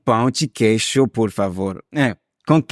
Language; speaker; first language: Portuguese; non-native, learner; English